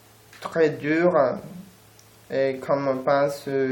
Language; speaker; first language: French; non-native, learner; Spanish